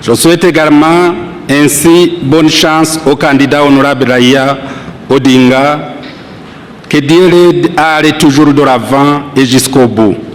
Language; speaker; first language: French; non-native, local second language; Rundi